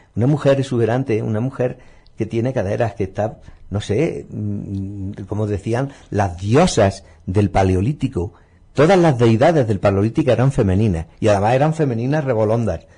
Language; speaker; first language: Spanish; native; Spanish